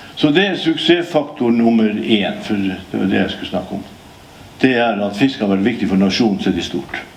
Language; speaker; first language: Norwegian; native; Norwegian